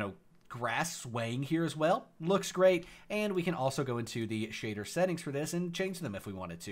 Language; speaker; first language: English; native; English